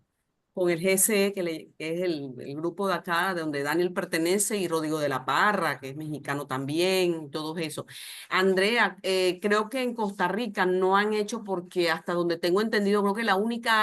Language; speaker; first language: Spanish; native; Spanish